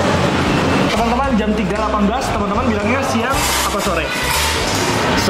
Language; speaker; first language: Indonesian; native; Indonesian